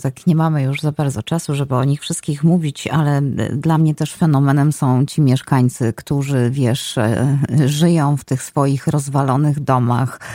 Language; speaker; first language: Polish; native; Polish